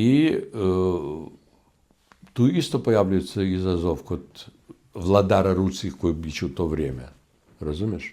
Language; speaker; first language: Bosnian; non-native, fluent; Russian